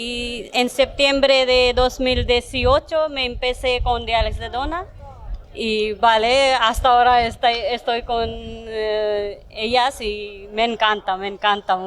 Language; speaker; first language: Spanish; non-native, learner; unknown